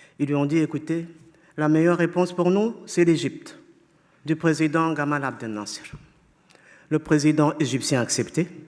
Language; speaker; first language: French; non-native, fluent; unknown